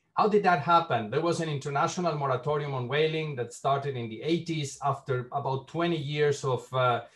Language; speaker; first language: English; non-native, fluent; Spanish